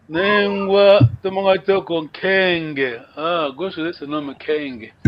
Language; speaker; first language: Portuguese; non-native, local second language; Kongo